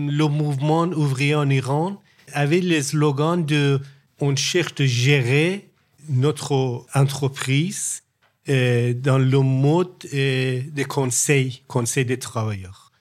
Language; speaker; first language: French; non-native, learner; Persian